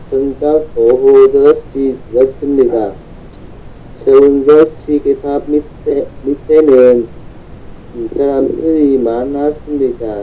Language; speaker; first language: Korean; non-native, learner; Vietnamese